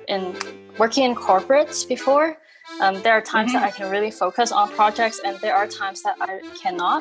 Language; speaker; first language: English; non-native, local second language; Cantonese